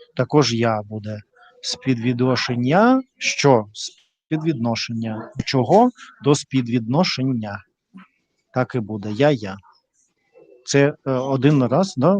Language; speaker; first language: Ukrainian; non-native, learner; Russian